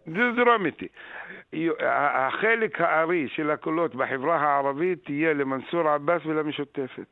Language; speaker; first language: Hebrew; non-native, local second language; Arabic